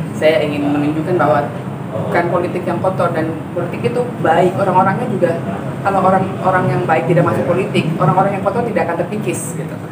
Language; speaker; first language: Indonesian; native; Indonesian